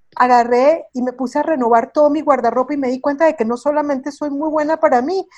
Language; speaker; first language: Spanish; early bilingual, heritage; Spanish